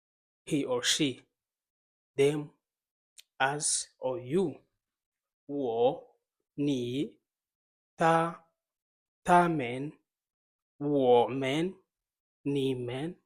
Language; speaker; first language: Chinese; non-native, fluent; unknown